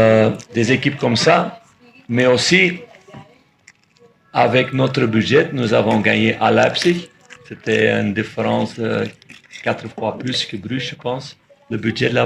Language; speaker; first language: French; non-native, fluent; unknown